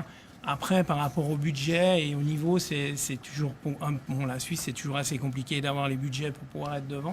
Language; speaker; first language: French; native; French